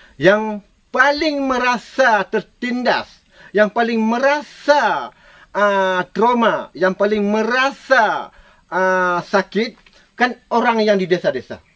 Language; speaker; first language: Malay; non-native, local second language; Minangkabau